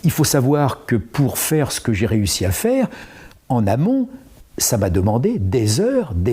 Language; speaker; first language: French; native; French